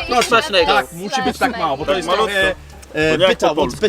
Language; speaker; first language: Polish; non-native, fluent; English